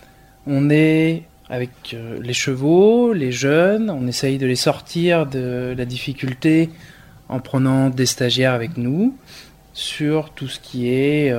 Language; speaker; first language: French; native; French